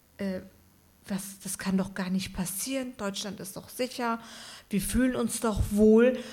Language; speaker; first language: German; early bilingual, other home language; Turkish